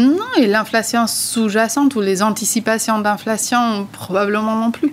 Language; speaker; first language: French; native; French